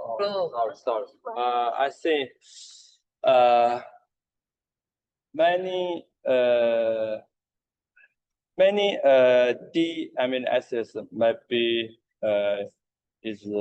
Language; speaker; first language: English; non-native, learner; Chinese